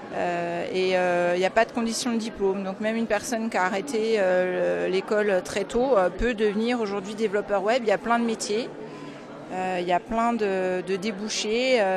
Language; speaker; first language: French; native; French